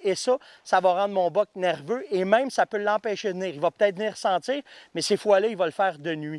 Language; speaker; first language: French; native; French